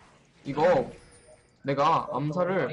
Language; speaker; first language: Korean; native; Korean